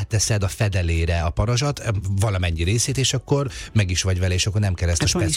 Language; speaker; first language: Hungarian; native; Hungarian